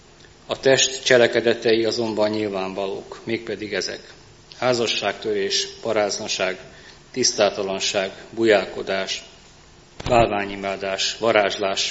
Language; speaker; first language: Hungarian; native; Hungarian